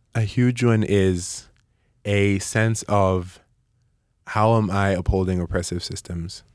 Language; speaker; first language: English; non-native, local second language; Nyanja